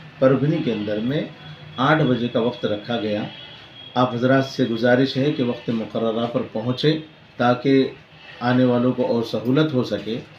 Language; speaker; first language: Urdu; native; Urdu